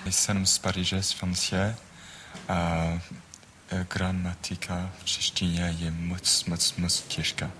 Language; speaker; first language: Czech; non-native, learner; French